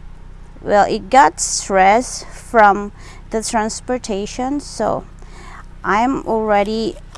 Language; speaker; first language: English; non-native, local second language; Filipino